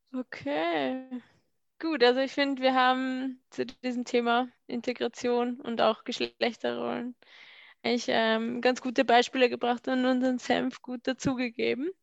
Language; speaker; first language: German; native; German